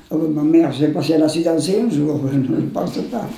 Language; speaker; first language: French; non-native, local second language; Occitan